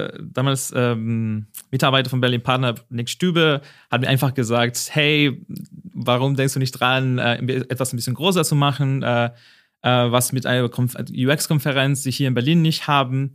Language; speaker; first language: German; non-native, fluent; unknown